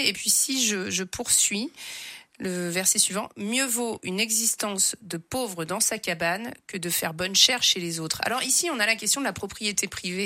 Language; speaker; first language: French; native; French